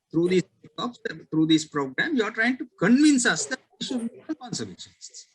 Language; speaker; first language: English; non-native, local second language; Sinhala